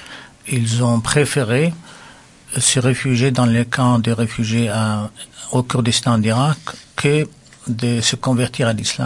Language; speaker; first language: French; non-native, local second language; Arabic